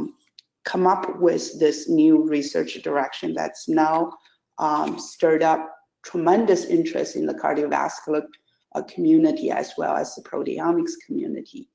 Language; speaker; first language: English; non-native, fluent; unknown